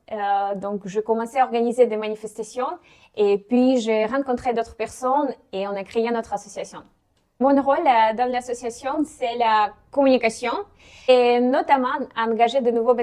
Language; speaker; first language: French; non-native, fluent; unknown